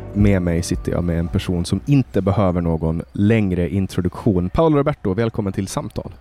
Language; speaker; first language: Swedish; native; Swedish